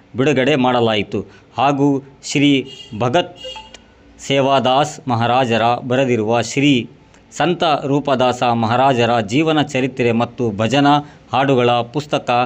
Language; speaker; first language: Kannada; native; Kannada